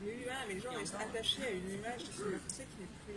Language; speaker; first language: French; native; French